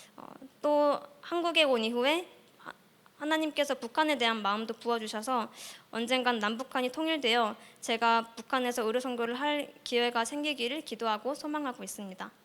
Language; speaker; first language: Korean; early bilingual, heritage; Korean